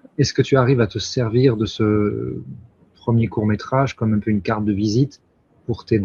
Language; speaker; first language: French; native; French